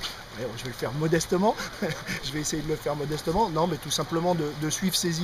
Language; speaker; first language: French; native; French